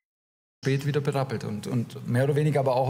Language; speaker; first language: German; native; German